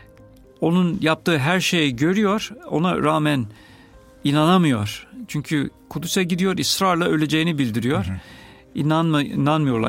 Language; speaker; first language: Turkish; non-native, fluent; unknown